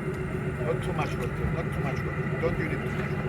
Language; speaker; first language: English; non-native, learner; Greek